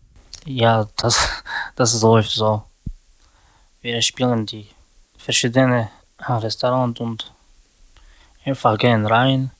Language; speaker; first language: German; non-native, learner; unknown